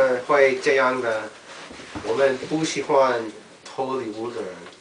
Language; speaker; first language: Chinese; non-native, learner; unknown